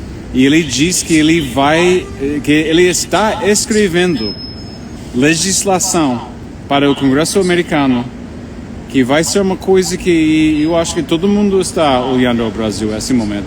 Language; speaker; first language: Portuguese; non-native, fluent; English